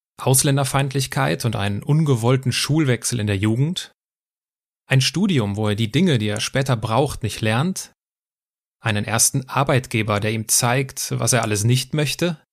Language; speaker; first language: German; native; German